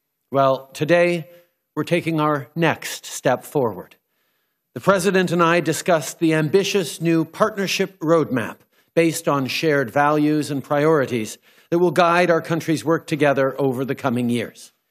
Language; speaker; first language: English; early bilingual, other home language; French